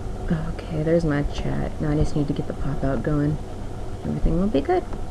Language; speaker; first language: English; native; English